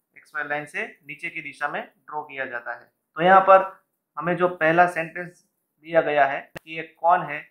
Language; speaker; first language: Hindi; non-native, local second language; Gujarati